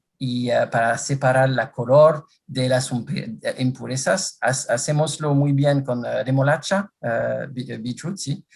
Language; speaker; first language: Spanish; non-native, fluent; French